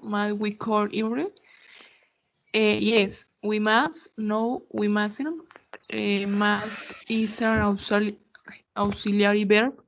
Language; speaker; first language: English; non-native, learner; Spanish